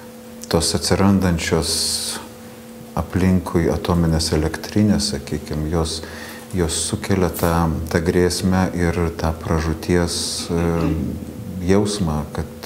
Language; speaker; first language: Lithuanian; native; Lithuanian